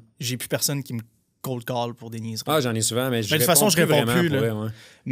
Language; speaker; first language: French; native; French